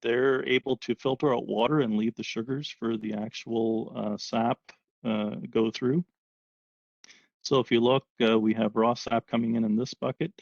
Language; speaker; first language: English; native; English